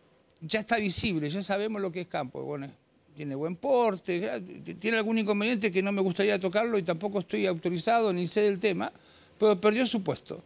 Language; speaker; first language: Spanish; native; Spanish